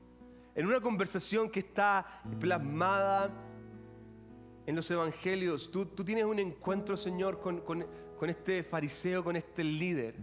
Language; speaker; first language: Spanish; native; Spanish